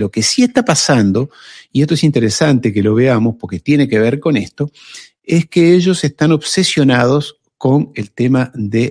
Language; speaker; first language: Spanish; native; Spanish